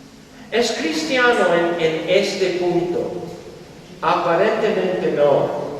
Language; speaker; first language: Spanish; non-native, fluent; English